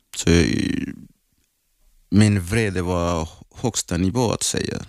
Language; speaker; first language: Swedish; non-native, learner; Arabic